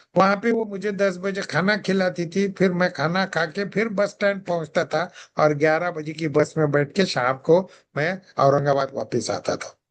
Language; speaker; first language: Hindi; non-native, local second language; Marathi